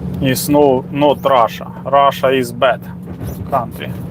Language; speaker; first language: English; non-native, learner; Ukrainian